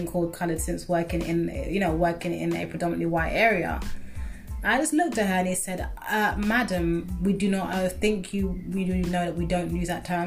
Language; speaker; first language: English; native; English